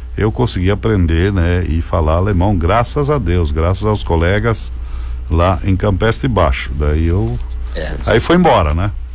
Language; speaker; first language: Portuguese; native; Portuguese